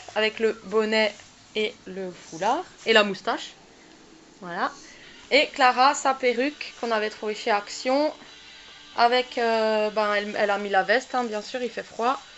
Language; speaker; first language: French; native; French